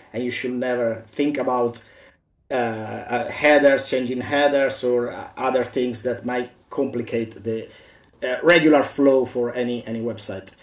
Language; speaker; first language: English; non-native, fluent; Italian